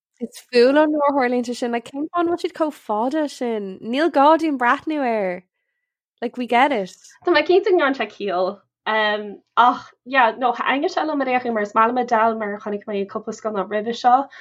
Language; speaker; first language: Irish; non-native, local second language; English